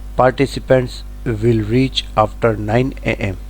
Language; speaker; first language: English; non-native, local second language; Gujarati